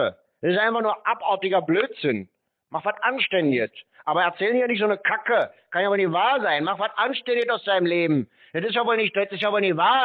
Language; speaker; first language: German; native; German